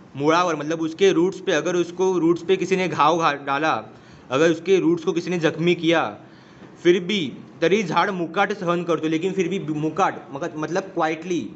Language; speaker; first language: Hindi; non-native, local second language; Marathi